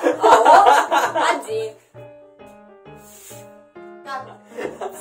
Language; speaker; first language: Russian; non-native, learner; Korean